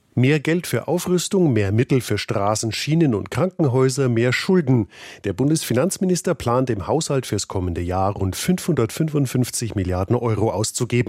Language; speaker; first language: German; native; German